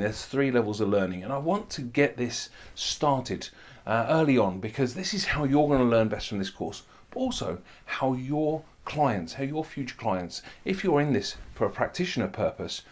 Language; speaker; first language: English; native; English